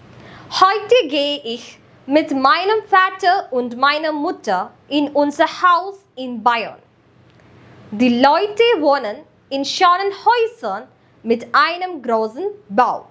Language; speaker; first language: German; non-native, fluent; Malayalam